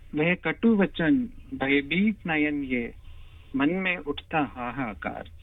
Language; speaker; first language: Hindi; native; Hindi